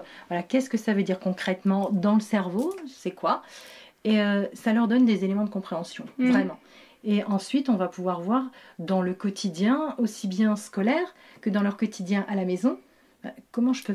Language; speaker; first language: French; native; French